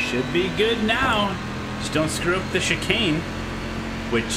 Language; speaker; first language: English; native; English